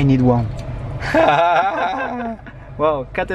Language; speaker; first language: English; non-native, learner; French